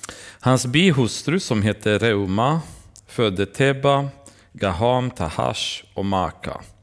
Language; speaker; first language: Swedish; non-native, fluent; Romanian